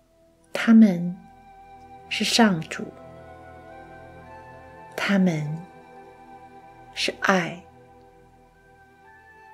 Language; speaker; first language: Chinese; native; Chinese